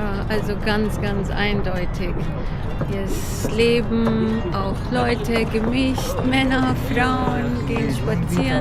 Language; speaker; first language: German; non-native, fluent; Arabic